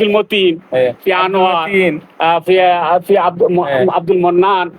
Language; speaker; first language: Arabic; non-native, learner; Bangla